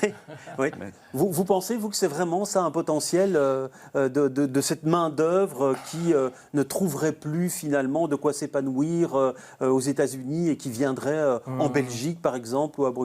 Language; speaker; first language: French; native; French